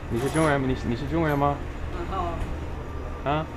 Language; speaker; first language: Cantonese; non-native, learner; English